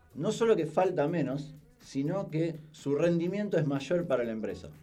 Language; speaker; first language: Spanish; native; Spanish